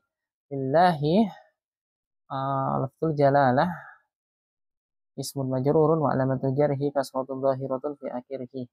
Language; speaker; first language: Arabic; non-native, fluent; Indonesian